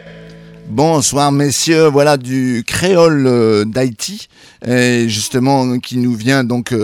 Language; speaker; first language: French; native; French